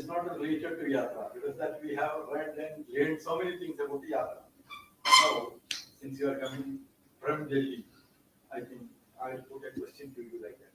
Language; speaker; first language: English; non-native, local second language; Malayalam